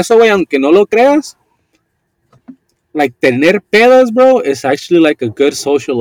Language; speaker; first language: Spanish; early bilingual, heritage; Spanish